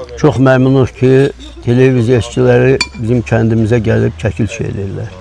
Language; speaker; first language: Azerbaijani; non-native, local second language; Lezghian